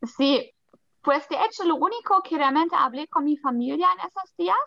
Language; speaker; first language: Spanish; non-native, fluent; German